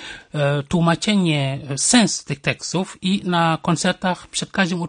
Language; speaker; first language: Polish; non-native, fluent; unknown